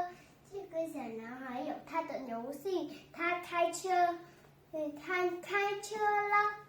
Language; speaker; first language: Chinese; non-native, learner; Vietnamese